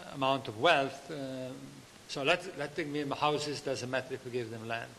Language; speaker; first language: English; non-native, fluent; Italian